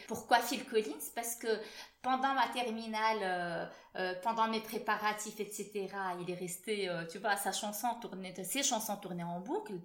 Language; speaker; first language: French; non-native, local second language; Arabic